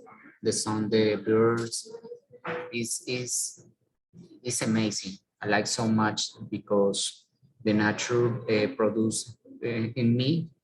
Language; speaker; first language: English; non-native, learner; Spanish